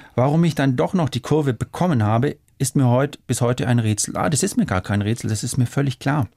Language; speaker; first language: German; native; German